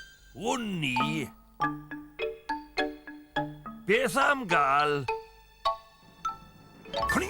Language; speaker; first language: Welsh; native; Welsh